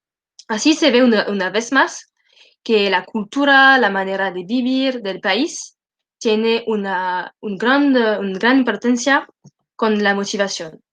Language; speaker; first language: Spanish; non-native, learner; French